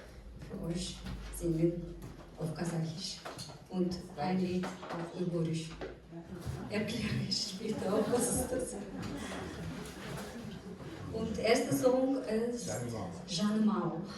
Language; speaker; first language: German; non-native, fluent; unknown